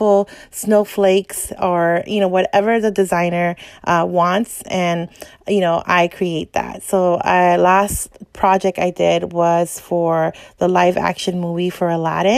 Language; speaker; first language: English; native; English